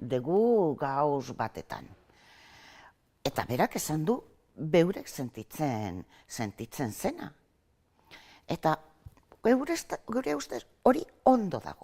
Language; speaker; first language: Basque; non-native, local second language; Spanish